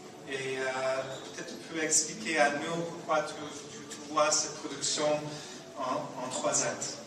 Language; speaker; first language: French; non-native, fluent; English